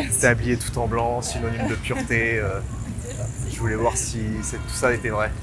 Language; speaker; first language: French; native; French